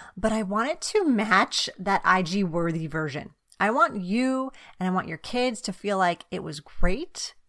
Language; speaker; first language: English; native; English